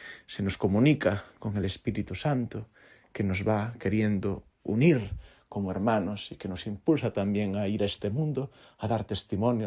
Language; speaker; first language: Spanish; native; Spanish